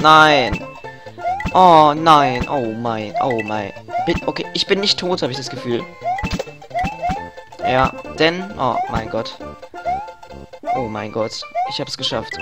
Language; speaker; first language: German; native; German